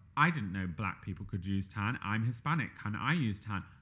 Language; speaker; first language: English; native; English